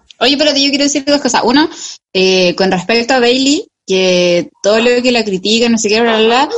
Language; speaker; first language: Spanish; native; Spanish